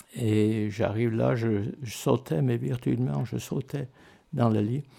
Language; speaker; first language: French; native; French